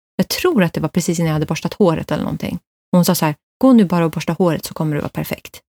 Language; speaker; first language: Swedish; early bilingual, other home language; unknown